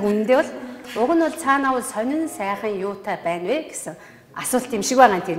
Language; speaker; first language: Mongolian; native; Mongolian